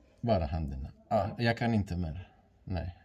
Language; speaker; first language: Swedish; non-native, learner; Romanian